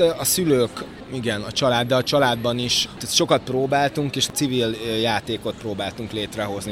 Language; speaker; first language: Hungarian; native; Hungarian